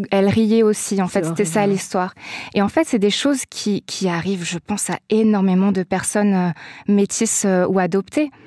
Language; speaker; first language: French; native; French